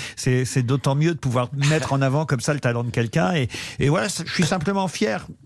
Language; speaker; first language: French; native; French